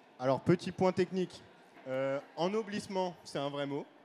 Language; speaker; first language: French; native; French